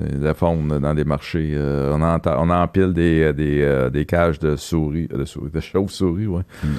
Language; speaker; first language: French; native; French